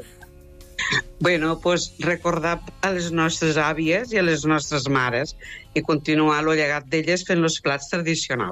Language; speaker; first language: Catalan; native; Catalan